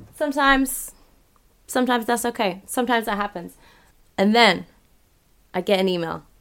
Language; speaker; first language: English; native; English